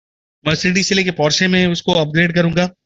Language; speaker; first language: Hindi; native; Hindi